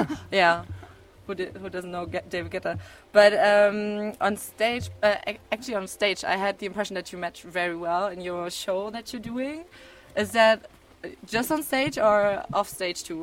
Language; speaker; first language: English; non-native, fluent; German